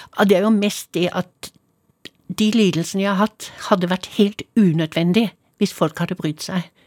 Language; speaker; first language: Norwegian; non-native, fluent; German